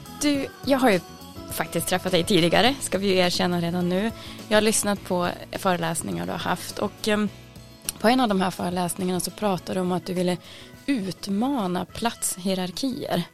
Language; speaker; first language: Swedish; native; Swedish